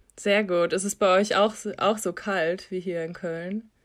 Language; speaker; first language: German; native; German